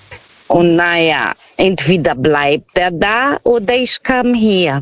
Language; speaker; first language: German; non-native, fluent; Portuguese